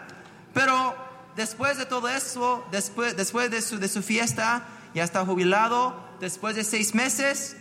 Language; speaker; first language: Spanish; non-native, fluent; English